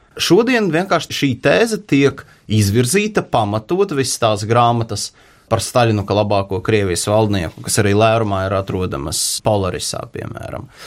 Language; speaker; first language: Latvian; native; Latvian